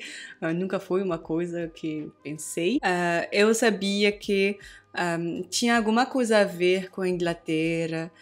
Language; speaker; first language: Portuguese; non-native, fluent; French